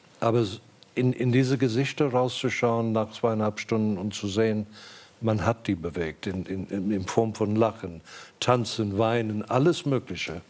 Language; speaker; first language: German; non-native, fluent; English